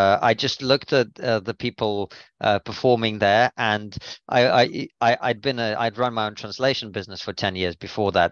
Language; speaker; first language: English; non-native, fluent; Russian